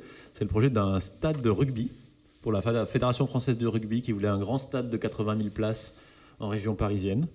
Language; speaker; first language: French; native; French